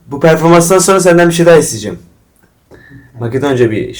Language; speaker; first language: Turkish; native; Turkish